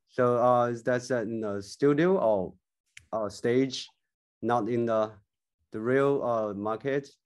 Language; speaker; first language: English; non-native, learner; Chinese